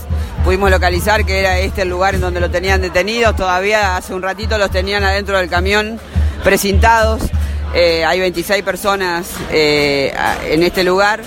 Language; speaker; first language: Spanish; native; Spanish